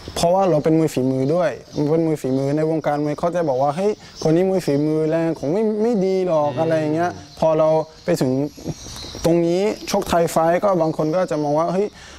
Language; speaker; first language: Thai; non-native, fluent; French